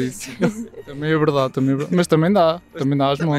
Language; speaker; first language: Portuguese; native; Portuguese